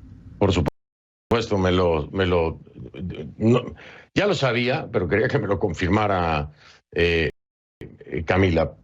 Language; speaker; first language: Spanish; native; Spanish